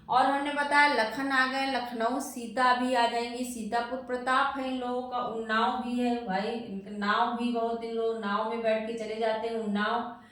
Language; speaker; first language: Hindi; native; Hindi